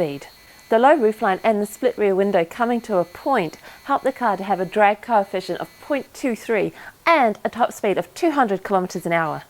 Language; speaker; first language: English; native; English